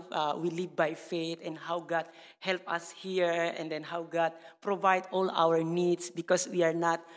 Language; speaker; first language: English; non-native, learner; Indonesian